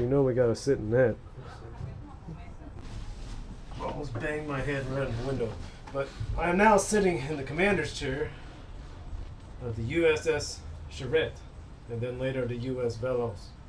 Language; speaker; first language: English; native; English